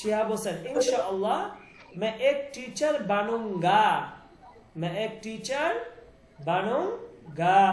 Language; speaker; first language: Hindi; non-native, learner; Bangla